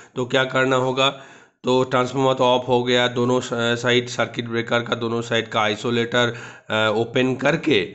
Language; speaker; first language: Hindi; non-native, local second language; Bangla